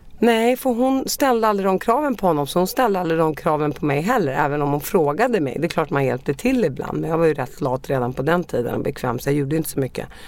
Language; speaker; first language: Swedish; early bilingual, other home language; Arabic